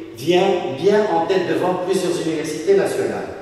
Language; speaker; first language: French; non-native, local second language; Arabic